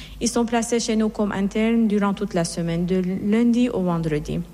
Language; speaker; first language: French; non-native, learner; Persian